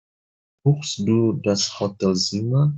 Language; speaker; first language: German; non-native, learner; Indonesian